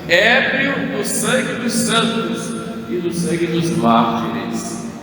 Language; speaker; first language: Portuguese; native; Portuguese